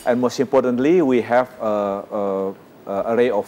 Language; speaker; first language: English; non-native, fluent; Indonesian